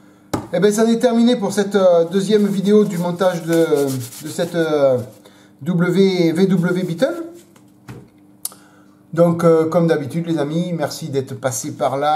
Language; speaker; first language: French; native; French